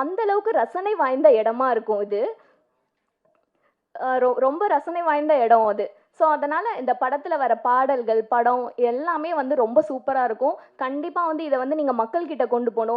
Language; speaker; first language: Tamil; native; Tamil